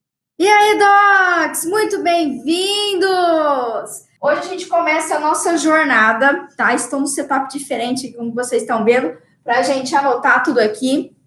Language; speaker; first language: Portuguese; native; Portuguese